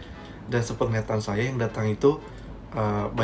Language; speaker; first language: Indonesian; native; Indonesian